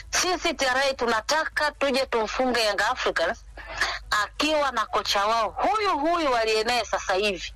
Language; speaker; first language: Swahili; non-native, local second language; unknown